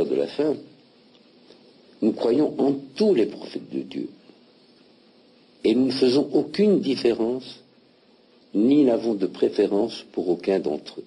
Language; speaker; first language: French; non-native, local second language; Arabic